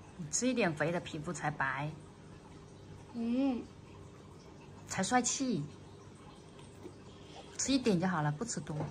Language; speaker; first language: Chinese; native; Chinese